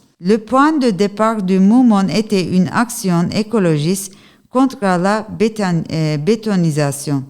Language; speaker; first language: French; non-native, learner; Turkish